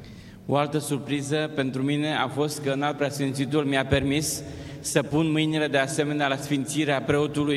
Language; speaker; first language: Romanian; non-native, fluent; Czech